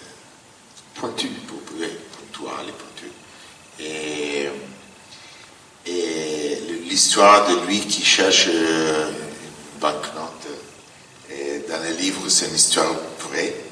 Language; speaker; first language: French; non-native, fluent; Italian